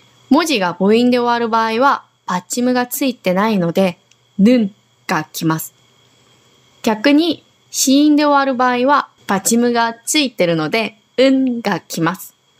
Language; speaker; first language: Japanese; non-native, fluent; Korean